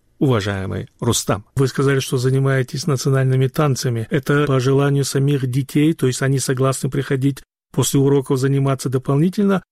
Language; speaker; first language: Russian; non-native, local second language; Chechen